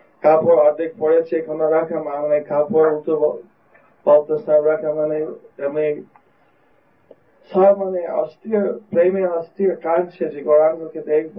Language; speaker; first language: Bangla; non-native, fluent; English